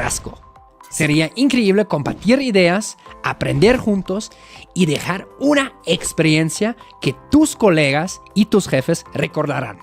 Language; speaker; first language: Spanish; non-native, fluent; German